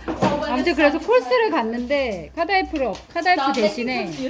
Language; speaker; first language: Korean; native; Korean